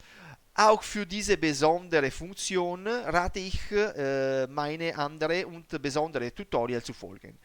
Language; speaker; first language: German; non-native, learner; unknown